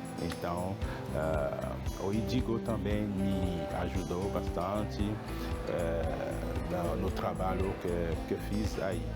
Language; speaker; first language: Portuguese; non-native, fluent; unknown